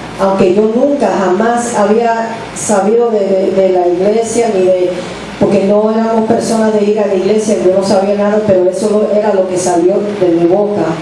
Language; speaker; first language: Spanish; early bilingual, heritage; English